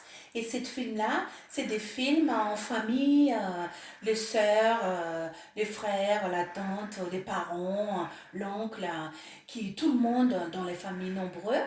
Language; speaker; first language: French; non-native, local second language; Malagasy